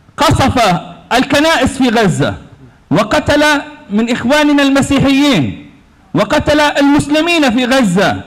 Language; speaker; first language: Arabic; native; Arabic